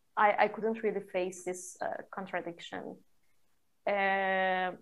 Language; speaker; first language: English; non-native, fluent; Persian